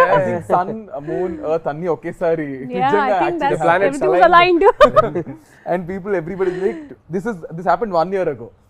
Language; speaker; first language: Telugu; native; Telugu